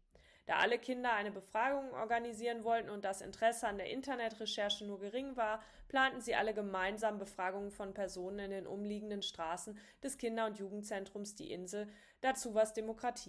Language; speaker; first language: German; native; German